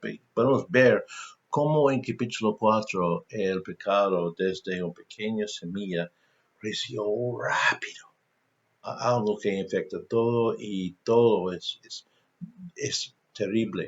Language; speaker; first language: Spanish; non-native, fluent; English